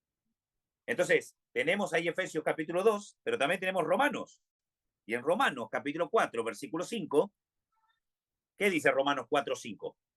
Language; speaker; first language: Spanish; native; Spanish